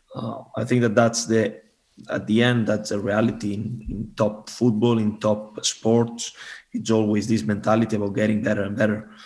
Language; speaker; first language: English; non-native, fluent; Spanish